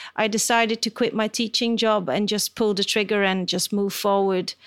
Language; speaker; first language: English; non-native, fluent; Dutch